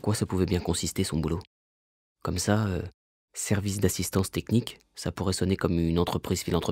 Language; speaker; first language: French; native; French